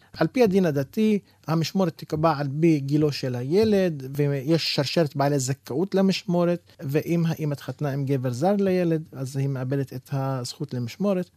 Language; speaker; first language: Hebrew; non-native, local second language; Arabic